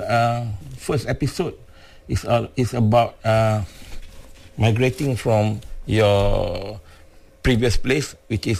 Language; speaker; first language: English; non-native, local second language; Malay